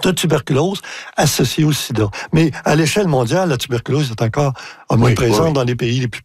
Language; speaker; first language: French; native; French